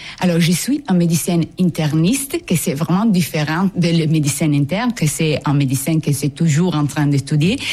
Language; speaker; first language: French; non-native, fluent; Italian